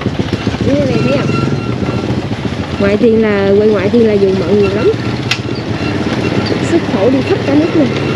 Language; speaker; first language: Vietnamese; native; Vietnamese